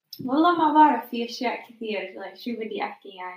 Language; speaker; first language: Arabic; non-native, learner; English